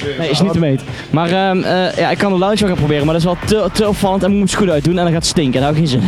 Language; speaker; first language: Dutch; native; Dutch